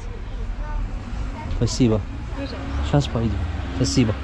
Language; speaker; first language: Russian; non-native, learner; Turkish